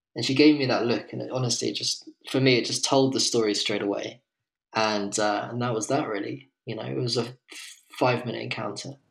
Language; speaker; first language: English; native; English